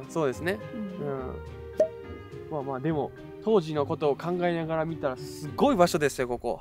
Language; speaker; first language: Japanese; native; Japanese